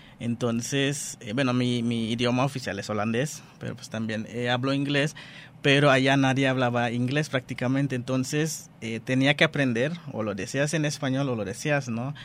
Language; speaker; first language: Spanish; non-native, fluent; Dutch